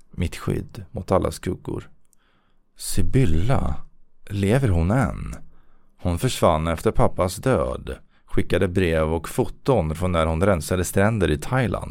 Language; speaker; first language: Swedish; native; Swedish